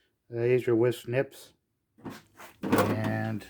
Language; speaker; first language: English; native; English